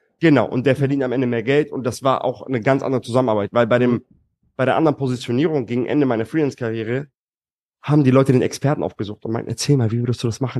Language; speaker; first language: German; native; German